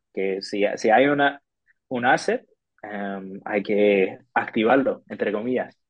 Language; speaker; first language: Spanish; non-native, fluent; English